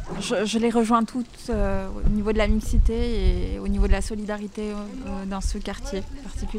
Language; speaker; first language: French; native; French